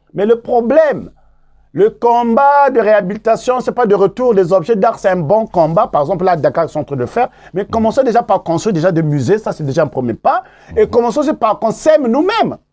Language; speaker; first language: French; non-native, local second language; Kongo